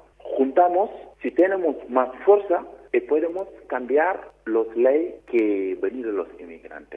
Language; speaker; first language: Spanish; non-native, learner; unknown